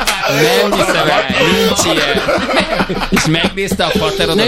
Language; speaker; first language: Hungarian; native; Hungarian